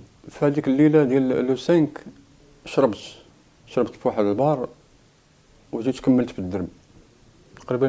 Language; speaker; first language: Arabic; native; Arabic